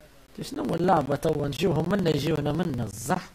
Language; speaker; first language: Arabic; native; Arabic